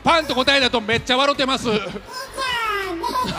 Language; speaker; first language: Japanese; native; Japanese